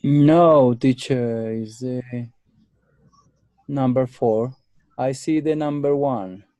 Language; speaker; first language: English; non-native, learner; Spanish